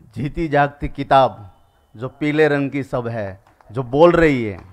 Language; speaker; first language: Hindi; non-native, local second language; Gujarati